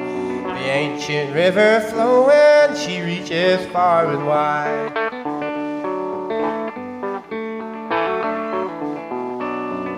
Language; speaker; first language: English; native; English